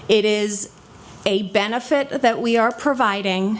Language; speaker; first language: English; native; English